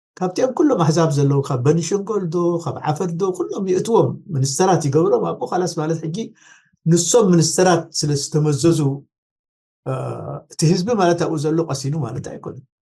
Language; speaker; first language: Tigrinya; non-native, local second language; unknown